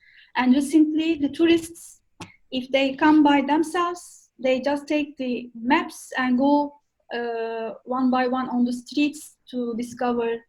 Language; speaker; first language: English; non-native, fluent; Turkish